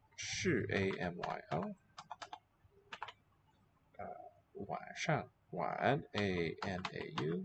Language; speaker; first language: Chinese; non-native, learner; English